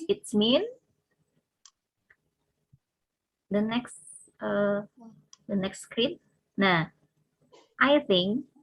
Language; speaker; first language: English; non-native, learner; Indonesian